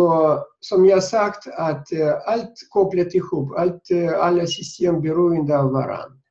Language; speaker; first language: Swedish; non-native, fluent; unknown